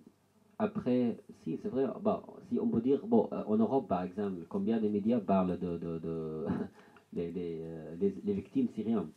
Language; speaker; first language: French; non-native, learner; Arabic